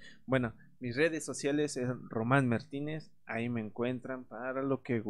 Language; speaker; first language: Spanish; native; Spanish